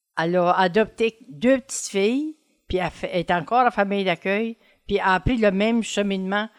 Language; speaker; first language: French; native; French